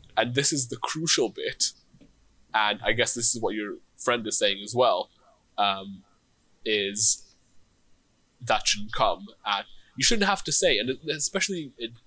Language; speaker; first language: English; non-native, fluent; Hebrew